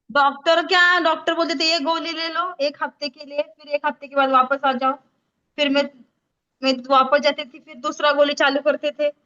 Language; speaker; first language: Hindi; non-native, local second language; Marathi